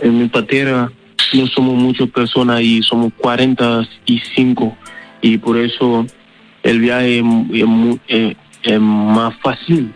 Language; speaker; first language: Spanish; non-native, learner; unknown